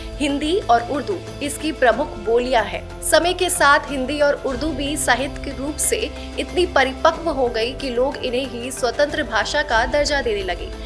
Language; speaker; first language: Hindi; native; Hindi